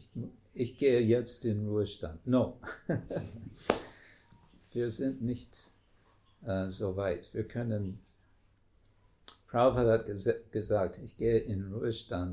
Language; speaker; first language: German; non-native, fluent; English